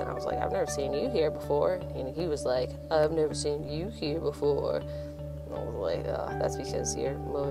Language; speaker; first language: English; native; English